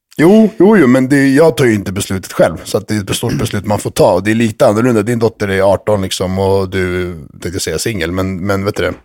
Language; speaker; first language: Swedish; native; Swedish